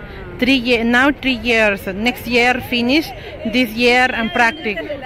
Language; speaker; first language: English; non-native, learner; Spanish